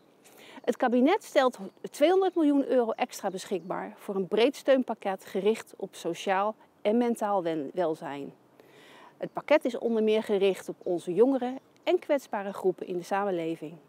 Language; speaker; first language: Dutch; native; Dutch